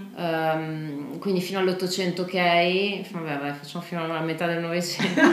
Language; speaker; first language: Italian; native; Italian